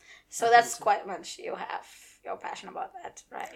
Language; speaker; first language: English; non-native, local second language; Malayalam